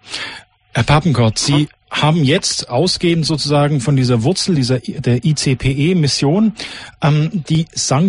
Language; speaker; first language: German; native; German